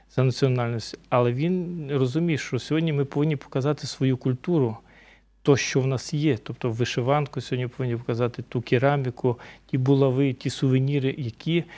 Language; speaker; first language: Ukrainian; native; Ukrainian